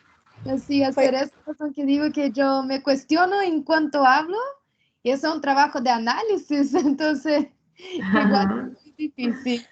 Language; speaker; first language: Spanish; non-native, learner; Portuguese